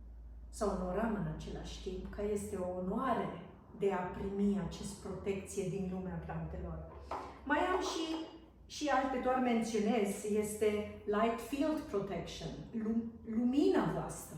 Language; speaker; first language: Romanian; non-native, fluent; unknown